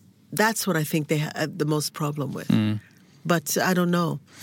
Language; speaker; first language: English; native; English